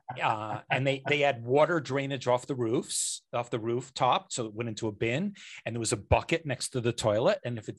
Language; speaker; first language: English; native; English